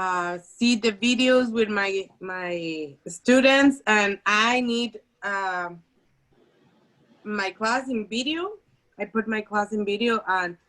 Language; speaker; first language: English; non-native, learner; Spanish